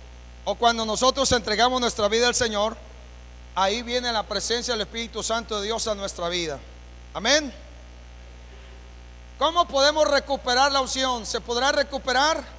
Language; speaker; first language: Spanish; native; Spanish